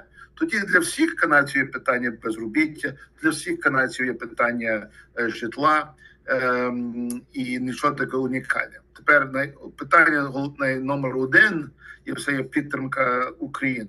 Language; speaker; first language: Ukrainian; early bilingual, heritage; Ukrainian